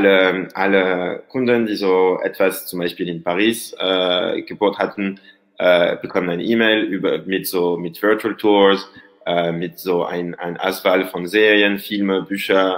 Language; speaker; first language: German; non-native, learner; French